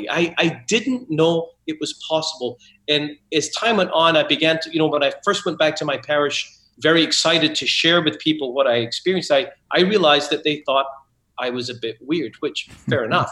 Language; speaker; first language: English; native; English